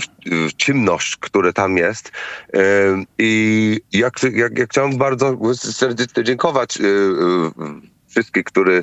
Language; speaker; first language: Polish; non-native, fluent; English